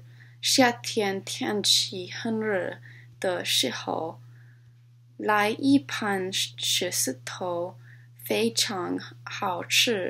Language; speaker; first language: Chinese; non-native, learner; English